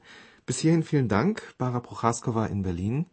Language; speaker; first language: German; native; German